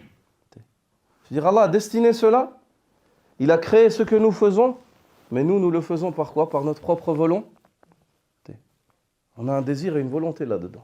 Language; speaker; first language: French; native; French